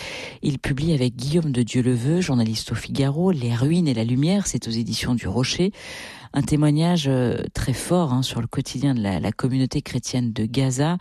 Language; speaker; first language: French; native; French